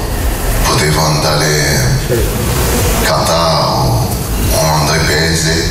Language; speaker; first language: Italian; non-native, learner; French